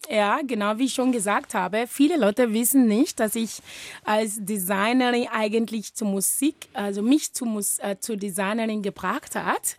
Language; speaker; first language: German; non-native, fluent; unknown